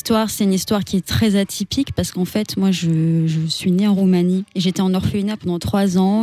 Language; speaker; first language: French; native; French